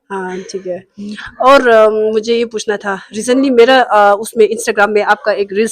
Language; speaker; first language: Hindi; non-native, local second language; Tibetan